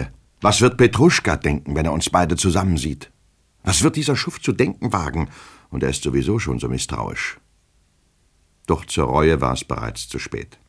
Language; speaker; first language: German; native; German